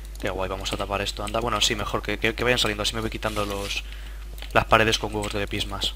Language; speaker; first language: Spanish; native; Spanish